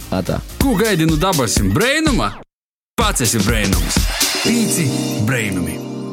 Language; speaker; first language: Latvian; native; Latvian